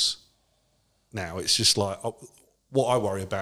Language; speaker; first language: English; native; English